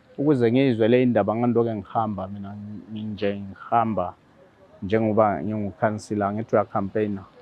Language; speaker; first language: Zulu; native; Zulu